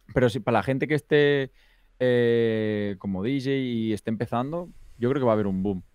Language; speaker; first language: Spanish; native; Spanish